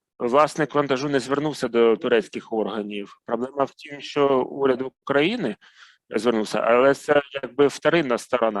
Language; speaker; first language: Ukrainian; non-native, fluent; Arabic